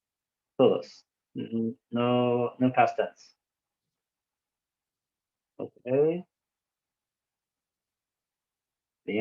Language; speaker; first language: Spanish; non-native, learner; English